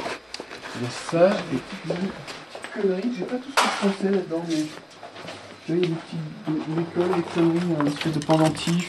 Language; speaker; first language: French; native; French